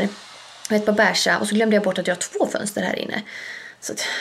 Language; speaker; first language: Swedish; native; Swedish